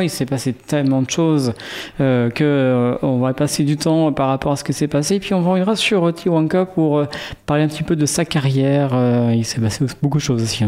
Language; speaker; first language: French; native; French